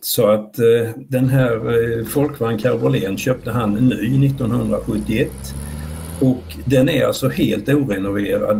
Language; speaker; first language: Swedish; native; Swedish